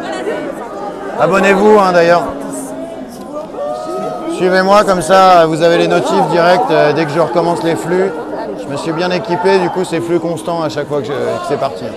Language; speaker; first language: French; native; French